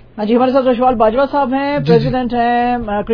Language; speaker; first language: Hindi; non-native, local second language; Punjabi